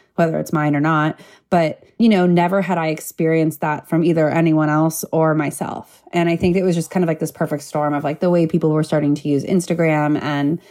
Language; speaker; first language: English; native; English